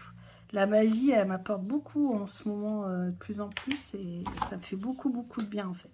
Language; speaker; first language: French; native; French